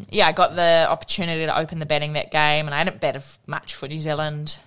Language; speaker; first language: English; native; English